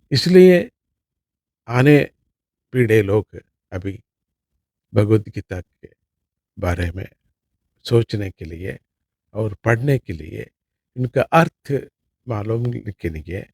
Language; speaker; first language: Hindi; non-native, local second language; Kannada